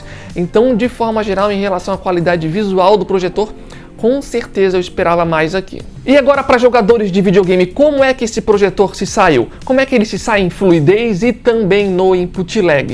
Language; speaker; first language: Portuguese; native; Portuguese